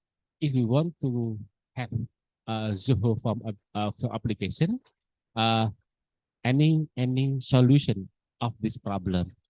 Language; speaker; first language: English; non-native, learner; Indonesian